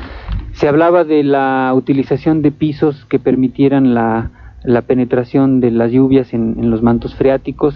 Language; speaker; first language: Spanish; native; Spanish